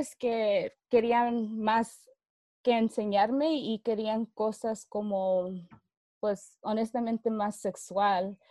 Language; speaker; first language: Spanish; early bilingual, heritage; Spanish